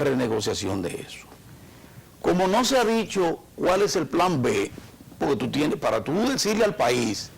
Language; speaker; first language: Spanish; native; Spanish